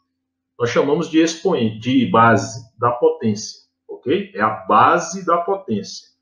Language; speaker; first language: Portuguese; native; Portuguese